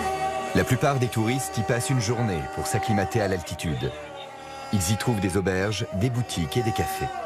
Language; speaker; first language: French; native; French